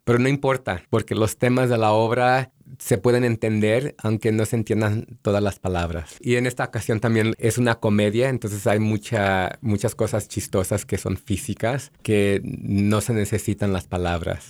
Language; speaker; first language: Spanish; early bilingual, heritage; Spanish